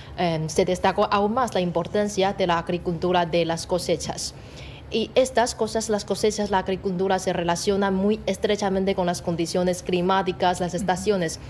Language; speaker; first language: Spanish; non-native, fluent; Chinese